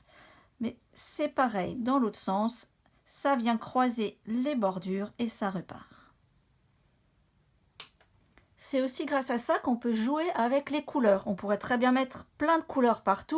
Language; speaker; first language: French; native; French